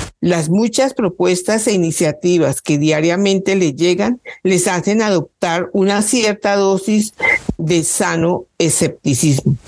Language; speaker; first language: Spanish; native; Spanish